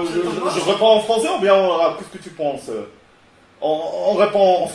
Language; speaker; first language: French; non-native, local second language; Arabic